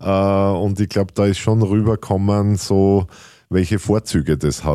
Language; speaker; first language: German; native; German